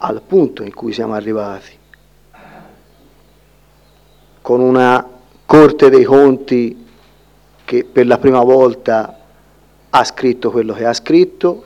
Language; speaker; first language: Italian; native; Italian